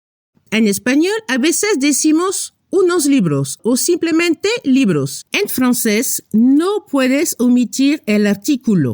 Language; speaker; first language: Spanish; non-native, fluent; French